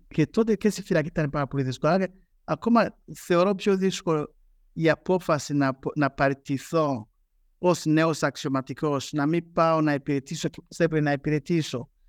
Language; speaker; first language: Greek; non-native, fluent; Rundi